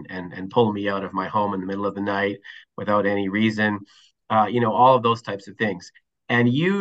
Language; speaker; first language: English; native; English